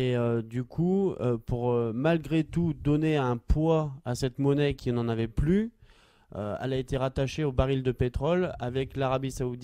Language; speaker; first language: French; native; French